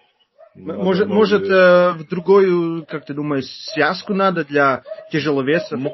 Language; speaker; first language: Russian; non-native, fluent; Turkish